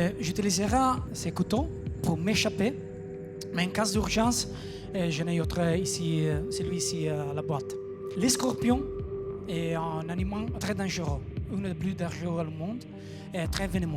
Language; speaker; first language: French; non-native, fluent; Italian